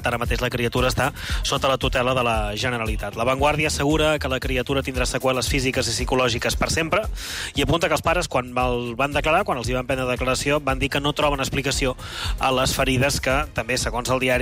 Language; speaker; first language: Catalan; native; Catalan